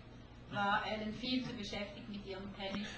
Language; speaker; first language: German; non-native, fluent; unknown